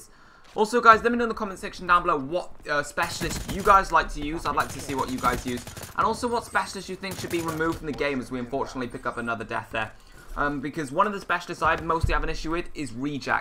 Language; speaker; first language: English; native; English